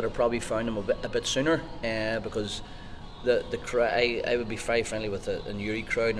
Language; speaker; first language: English; native; English